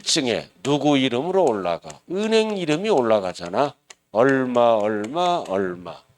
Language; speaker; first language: Korean; native; Korean